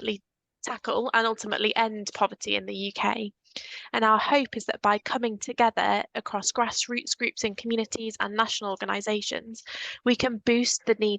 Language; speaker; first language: English; native; English